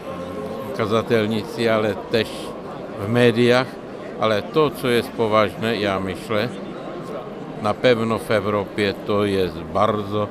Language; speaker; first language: Polish; non-native, learner; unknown